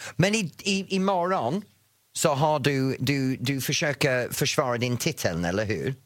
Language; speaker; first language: Swedish; non-native, fluent; English